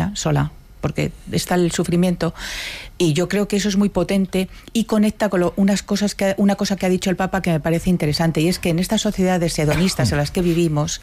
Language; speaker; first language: Spanish; native; Spanish